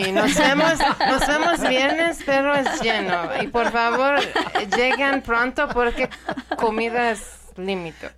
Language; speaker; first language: Spanish; non-native, learner; Persian